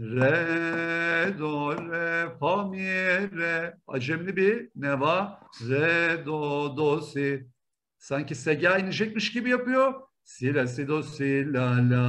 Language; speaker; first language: Turkish; native; Turkish